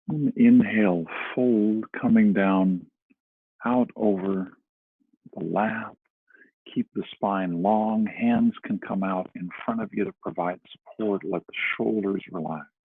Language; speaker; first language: English; native; English